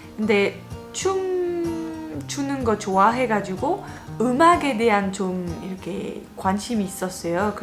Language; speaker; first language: Korean; non-native, fluent; French